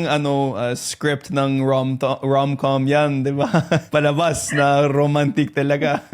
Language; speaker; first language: Filipino; non-native, fluent; English